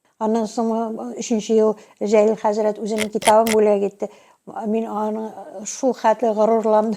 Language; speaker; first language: Tatar; native; Tatar